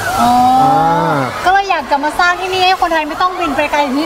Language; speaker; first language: Thai; native; Thai